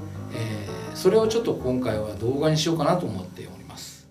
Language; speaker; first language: Japanese; native; Japanese